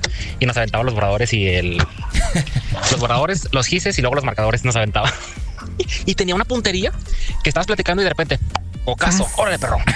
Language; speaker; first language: Spanish; native; Spanish